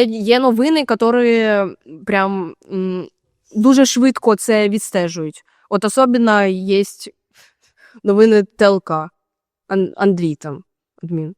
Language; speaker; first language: Ukrainian; native; Ukrainian